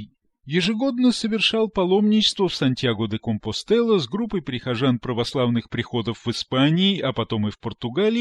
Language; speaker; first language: Russian; native; Russian